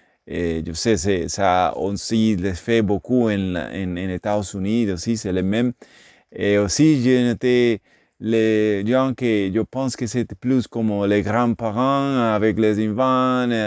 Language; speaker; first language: French; non-native, learner; English